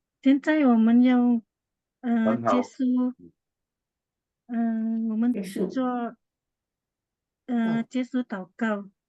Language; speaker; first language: Chinese; non-native, learner; Indonesian